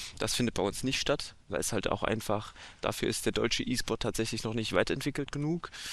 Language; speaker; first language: German; native; German